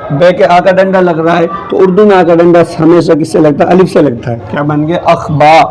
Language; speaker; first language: Urdu; native; Urdu